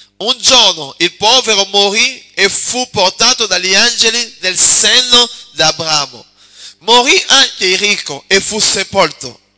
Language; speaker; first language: Italian; non-native, fluent; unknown